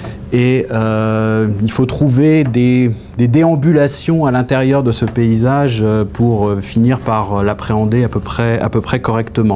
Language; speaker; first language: French; native; French